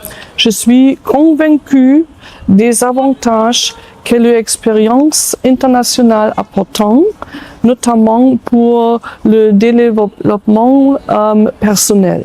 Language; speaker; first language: French; non-native, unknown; German